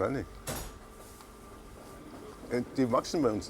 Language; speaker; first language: German; native; German